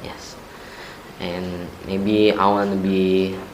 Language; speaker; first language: English; non-native, learner; Indonesian